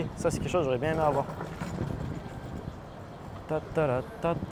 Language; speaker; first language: French; native; French